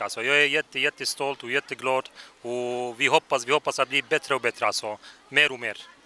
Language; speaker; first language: Swedish; non-native, fluent; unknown